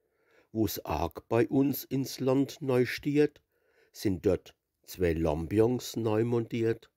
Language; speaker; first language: German; native; German